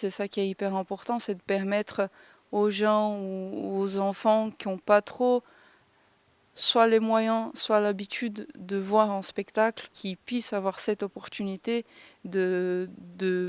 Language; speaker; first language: French; non-native, fluent; Portuguese